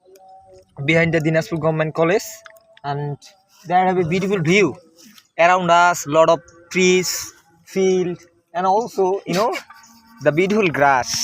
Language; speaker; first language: English; non-native, learner; Bangla